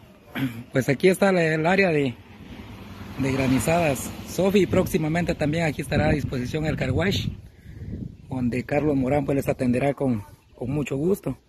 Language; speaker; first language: Spanish; native; Spanish